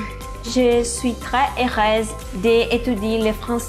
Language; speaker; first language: French; non-native, learner; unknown